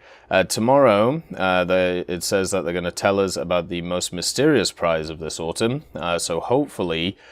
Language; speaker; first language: English; native; English